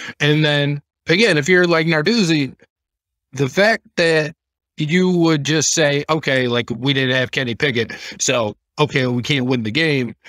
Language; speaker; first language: English; native; English